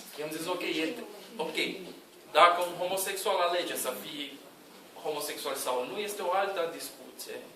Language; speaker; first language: Romanian; non-native, learner; Portuguese